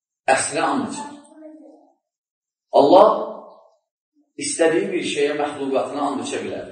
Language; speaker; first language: Turkish; non-native, learner; Azerbaijani